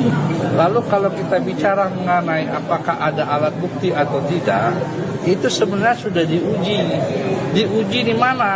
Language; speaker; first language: Indonesian; native; Indonesian